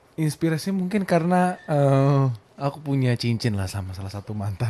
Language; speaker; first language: Indonesian; native; Indonesian